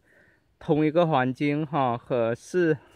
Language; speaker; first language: Chinese; early bilingual, heritage; Chinese